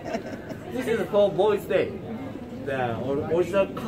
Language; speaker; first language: English; non-native, learner; Japanese